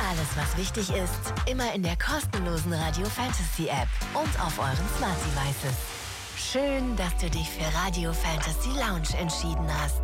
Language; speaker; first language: German; native; German